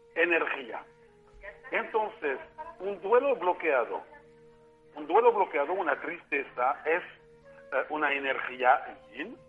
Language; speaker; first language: Spanish; non-native, fluent; French